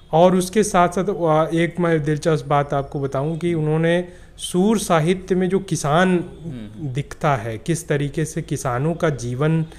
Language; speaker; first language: Hindi; native; Hindi